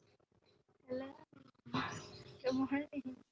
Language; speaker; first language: English; non-native, learner; Indonesian